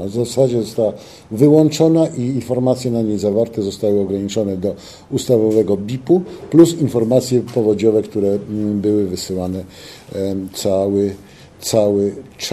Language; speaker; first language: Polish; native; Polish